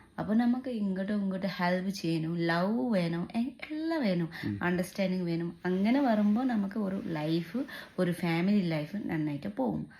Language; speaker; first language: Malayalam; non-native, learner; Nepali